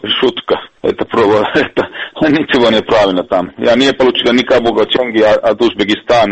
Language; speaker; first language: Russian; non-native, learner; Finnish